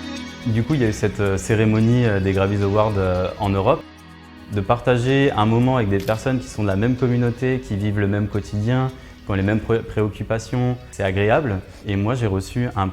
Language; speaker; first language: French; native; French